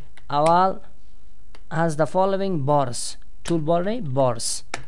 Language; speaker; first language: English; non-native, learner; Persian